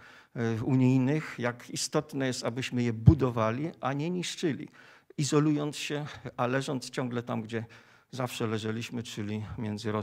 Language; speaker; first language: Polish; native; Polish